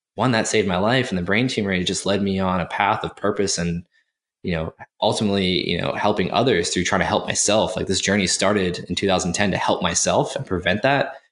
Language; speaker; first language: English; native; English